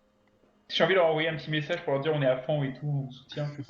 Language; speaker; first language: French; native; French